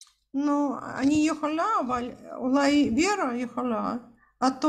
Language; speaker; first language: Hebrew; non-native, fluent; Russian